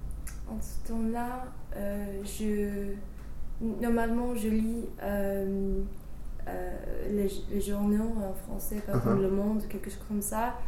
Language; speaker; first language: French; non-native, fluent; English